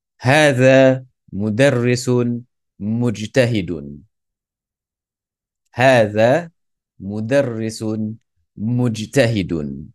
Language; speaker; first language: Arabic; non-native, fluent; English